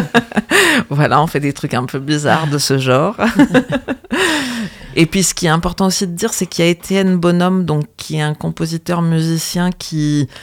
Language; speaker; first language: French; native; French